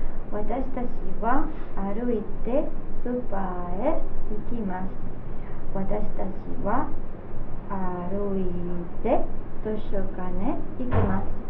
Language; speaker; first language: Japanese; non-native, learner; Spanish